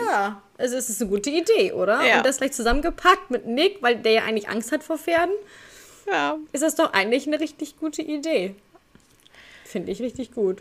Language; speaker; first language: German; native; German